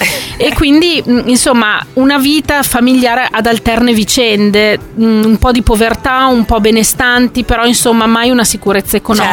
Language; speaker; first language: Italian; native; Italian